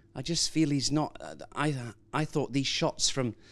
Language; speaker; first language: English; native; English